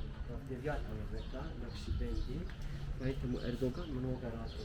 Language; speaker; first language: Russian; non-native, learner; Turkish